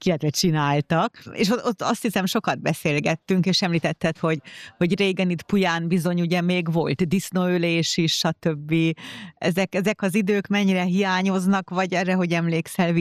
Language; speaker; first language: Hungarian; native; Hungarian